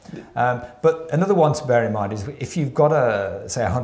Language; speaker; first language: English; native; English